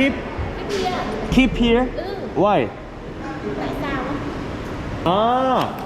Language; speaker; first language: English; non-native, learner; Korean